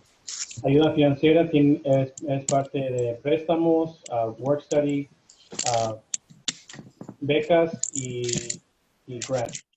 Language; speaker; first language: Spanish; early bilingual, heritage; Spanish